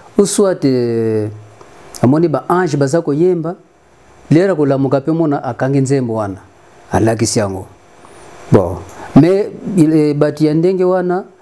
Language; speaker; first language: Lingala; non-native, local second language; Kituba (Democratic Republic of Congo)